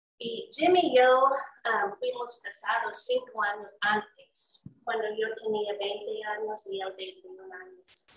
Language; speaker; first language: Spanish; non-native, learner; English